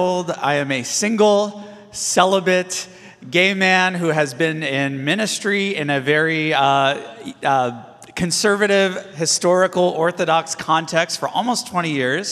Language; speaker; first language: English; native; English